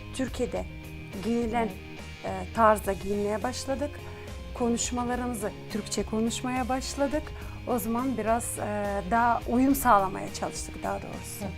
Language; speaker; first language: Turkish; non-native, fluent; Gagauz